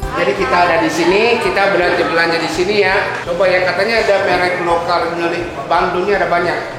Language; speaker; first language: Indonesian; non-native, fluent; Japanese